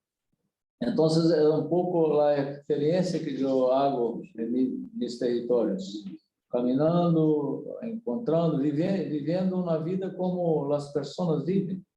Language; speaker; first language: Spanish; non-native, learner; Portuguese